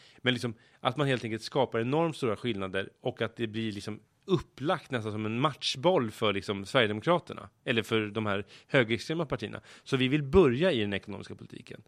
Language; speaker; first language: Swedish; native; Swedish